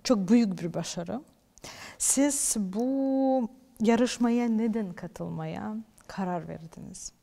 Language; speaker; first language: Turkish; non-native, fluent; Ukrainian